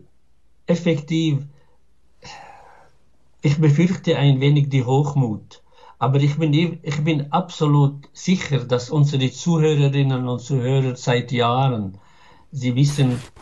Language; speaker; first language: German; non-native, fluent; Arabic